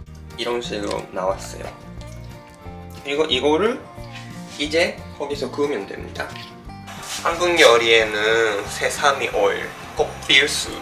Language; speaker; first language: Korean; non-native, fluent; Japanese